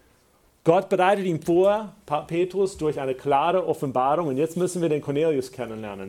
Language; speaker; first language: German; non-native, fluent; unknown